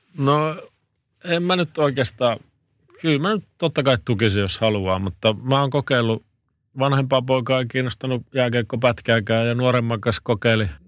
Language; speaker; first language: Finnish; native; Finnish